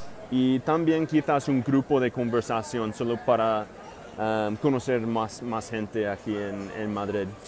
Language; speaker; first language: Spanish; non-native, fluent; English